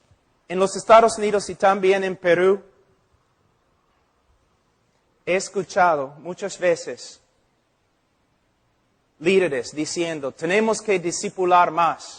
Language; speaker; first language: Spanish; non-native, fluent; English